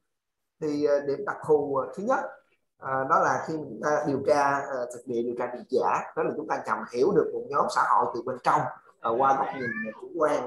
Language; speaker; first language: Vietnamese; native; Vietnamese